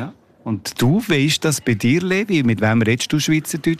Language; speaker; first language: German; native; German